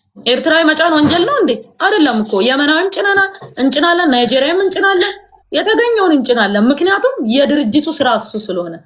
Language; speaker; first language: Amharic; native; Amharic